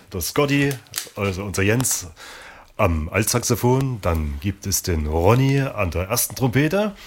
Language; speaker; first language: German; native; German